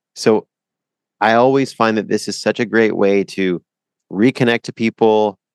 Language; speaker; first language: English; native; English